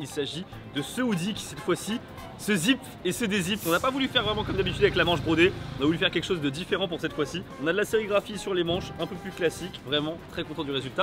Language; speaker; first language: French; native; French